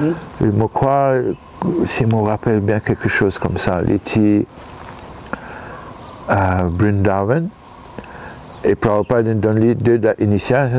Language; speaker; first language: French; non-native, local second language; Morisyen